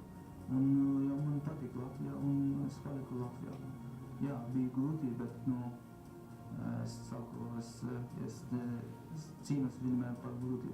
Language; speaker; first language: Latvian; non-native, learner; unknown